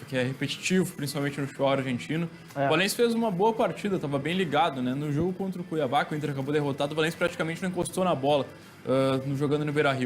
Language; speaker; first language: Portuguese; native; Portuguese